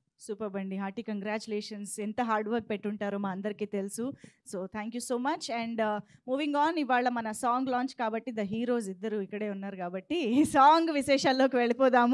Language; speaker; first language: Telugu; native; Telugu